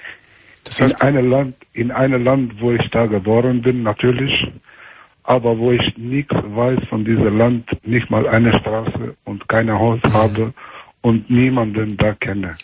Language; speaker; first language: German; early bilingual, other home language; Albanian